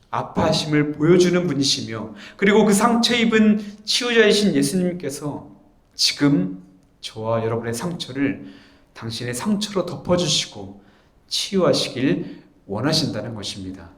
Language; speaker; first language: Korean; native; Korean